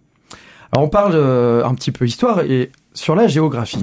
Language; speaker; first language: French; native; French